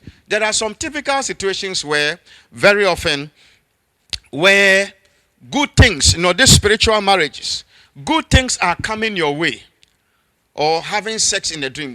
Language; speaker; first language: English; non-native, local second language; Akan